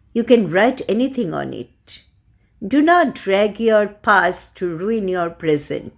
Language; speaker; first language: English; non-native, local second language; Bangla